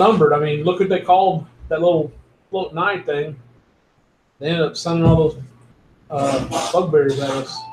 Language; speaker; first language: English; native; English